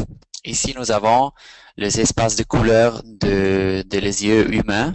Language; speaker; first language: French; non-native, fluent; Spanish